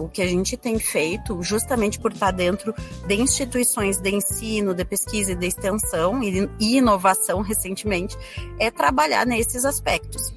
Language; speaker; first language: Portuguese; native; Portuguese